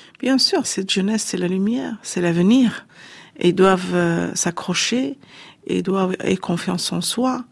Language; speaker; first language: French; non-native, fluent; Arabic